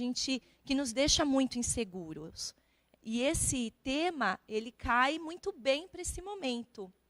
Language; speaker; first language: Portuguese; native; Portuguese